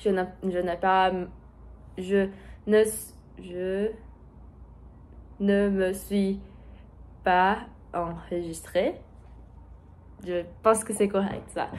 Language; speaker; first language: French; non-native, learner; Portuguese